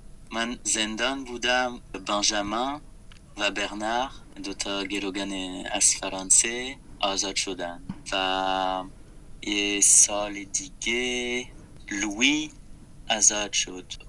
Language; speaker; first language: Persian; non-native, fluent; French